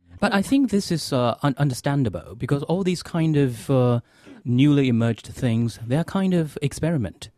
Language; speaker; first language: English; non-native, fluent; Chinese